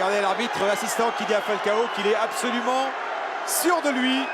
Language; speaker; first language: French; native; French